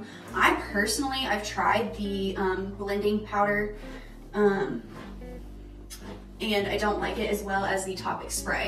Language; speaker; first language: English; native; English